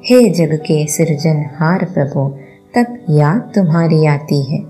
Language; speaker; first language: Hindi; non-native, local second language; Malayalam